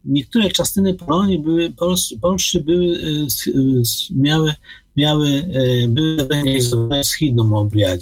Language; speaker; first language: Polish; non-native, fluent; Ukrainian